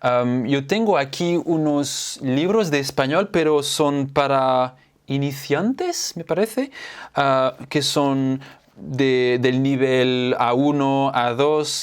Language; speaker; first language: Spanish; non-native, fluent; French